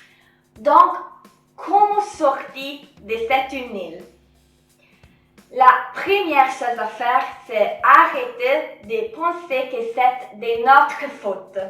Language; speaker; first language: French; non-native, fluent; Italian